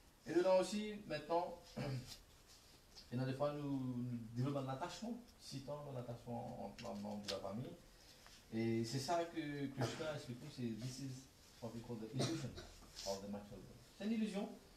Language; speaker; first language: French; non-native, local second language; Morisyen